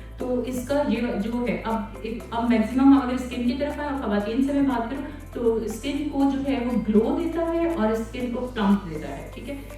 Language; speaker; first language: Urdu; native; Urdu